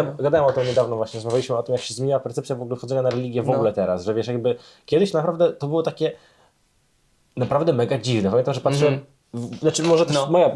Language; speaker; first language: Polish; native; Polish